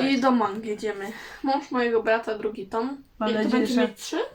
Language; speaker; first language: Polish; native; Polish